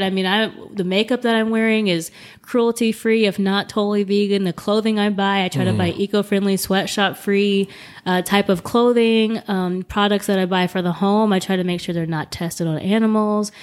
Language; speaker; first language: English; native; English